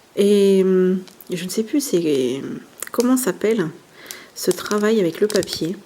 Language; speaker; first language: French; native; French